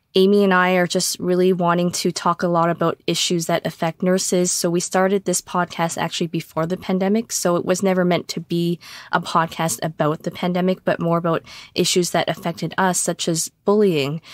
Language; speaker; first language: English; native; English